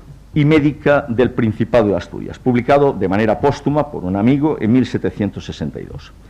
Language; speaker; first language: Spanish; native; Spanish